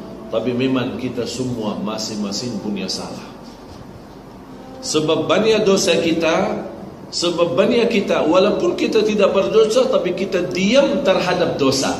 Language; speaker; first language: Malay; non-native, fluent; Arabic